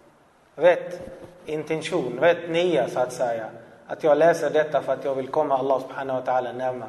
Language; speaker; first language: Swedish; non-native, fluent; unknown